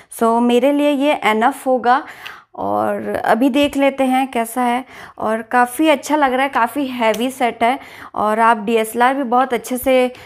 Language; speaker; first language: Hindi; native; Hindi